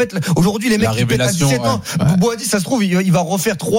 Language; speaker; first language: French; native; French